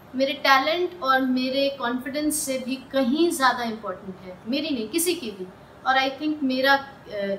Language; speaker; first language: Hindi; native; Hindi